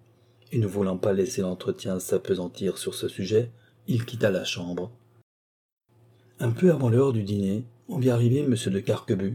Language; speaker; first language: French; native; French